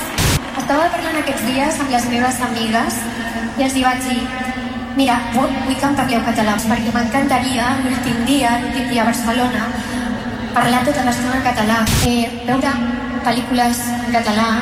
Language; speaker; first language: Catalan; non-native, local second language; Spanish